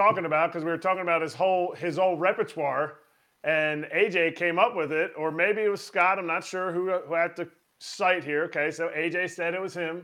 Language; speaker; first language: English; native; English